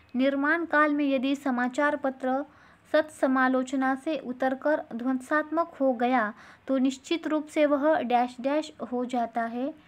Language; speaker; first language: Hindi; non-native, local second language; Marathi